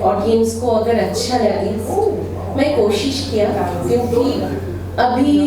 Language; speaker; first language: Hindi; non-native, local second language; Bangla